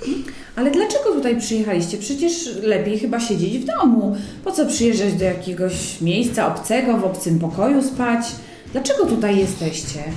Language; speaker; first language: Polish; native; Polish